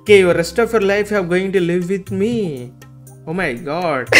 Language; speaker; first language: English; non-native, learner; Tamil